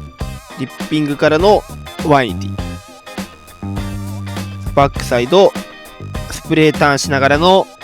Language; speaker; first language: Japanese; native; Japanese